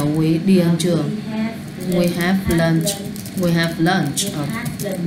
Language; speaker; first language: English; non-native, learner; Vietnamese